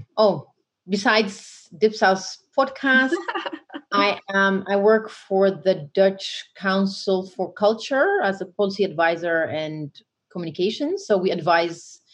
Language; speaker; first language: English; non-native, fluent; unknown